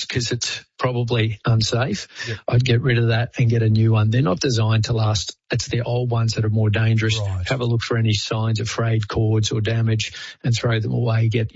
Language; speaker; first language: English; native; English